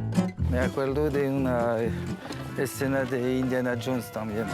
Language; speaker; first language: Spanish; non-native, learner; French